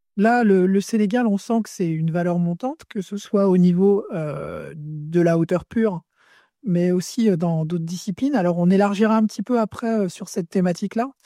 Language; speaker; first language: French; native; French